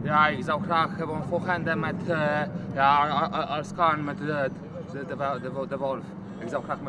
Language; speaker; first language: Dutch; non-native, learner; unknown